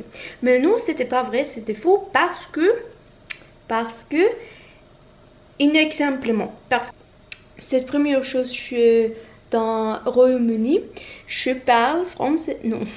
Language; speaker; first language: French; non-native, learner; Norwegian